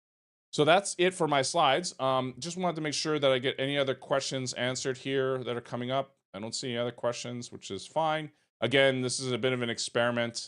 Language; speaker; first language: English; native; English